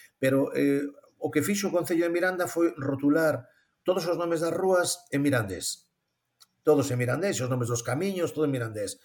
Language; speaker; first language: Galician; native; Galician